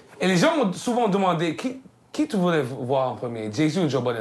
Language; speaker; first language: French; native; French